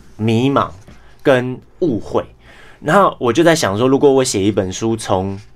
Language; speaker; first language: Chinese; non-native, local second language; English